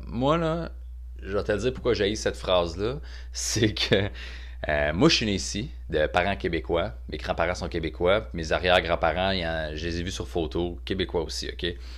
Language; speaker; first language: French; native; French